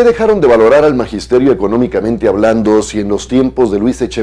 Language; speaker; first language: Spanish; native; Spanish